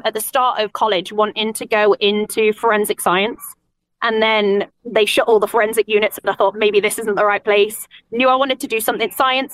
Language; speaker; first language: English; native; English